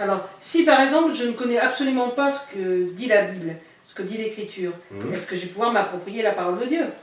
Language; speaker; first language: French; native; French